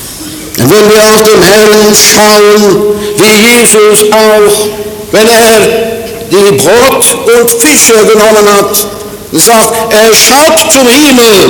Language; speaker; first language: German; non-native, fluent; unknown